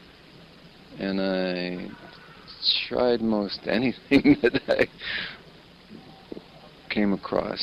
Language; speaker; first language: English; native; English